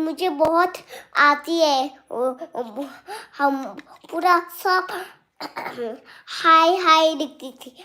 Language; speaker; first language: Hindi; non-native, local second language; Kok Borok